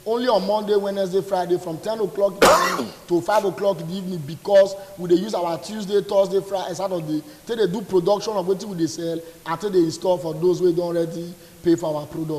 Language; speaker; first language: English; non-native, local second language; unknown